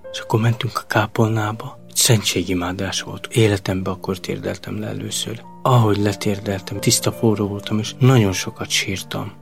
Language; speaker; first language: Hungarian; non-native, local second language; Romany